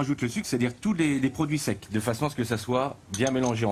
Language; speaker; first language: French; native; French